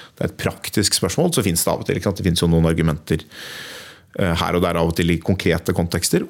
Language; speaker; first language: Norwegian; native; Norwegian